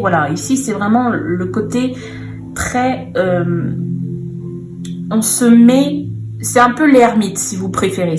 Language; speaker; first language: French; native; French